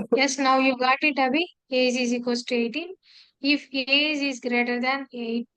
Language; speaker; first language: English; non-native, local second language; Telugu